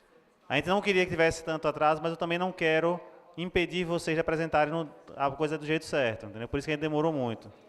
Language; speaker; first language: Portuguese; native; Portuguese